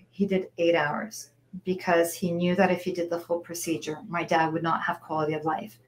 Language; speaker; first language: English; native; English